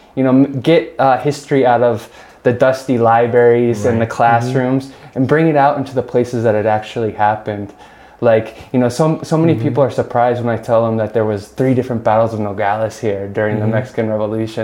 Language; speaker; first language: English; native; English